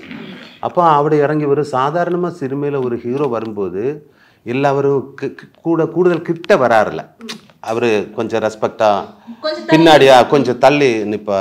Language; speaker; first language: Tamil; non-native, learner; Malayalam